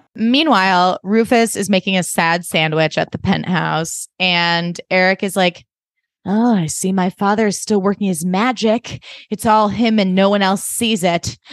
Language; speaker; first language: English; native; English